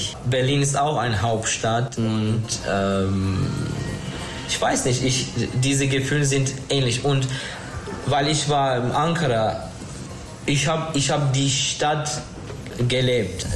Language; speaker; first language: German; non-native, learner; Turkish